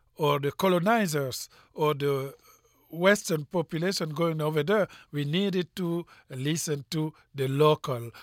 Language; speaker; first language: English; non-native, fluent; French